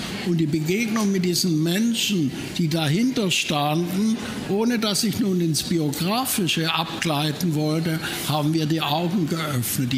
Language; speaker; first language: German; native; German